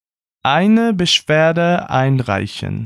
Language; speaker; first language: German; non-native, fluent; Portuguese